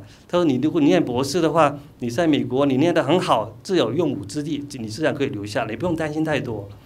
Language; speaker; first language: Chinese; non-native, local second language; Cantonese